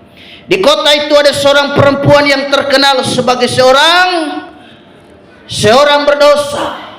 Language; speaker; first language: Indonesian; native; Indonesian